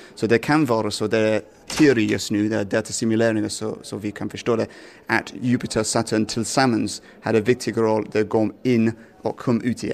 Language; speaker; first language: Swedish; non-native, fluent; English